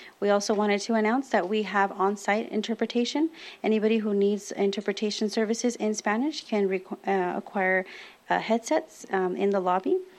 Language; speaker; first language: English; early bilingual, other home language; Spanish